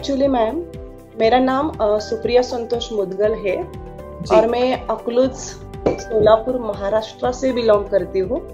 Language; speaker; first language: Hindi; non-native, local second language; Marathi